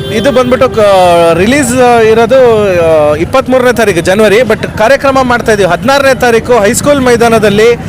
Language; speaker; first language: Kannada; native; Kannada